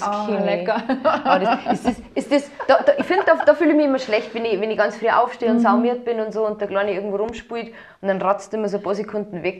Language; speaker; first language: German; native; German